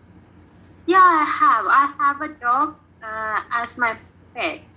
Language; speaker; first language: English; non-native, learner; Sinhala